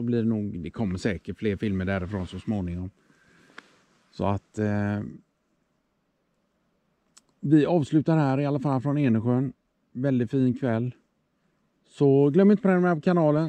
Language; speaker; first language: Swedish; native; Swedish